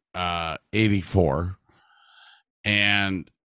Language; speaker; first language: English; native; English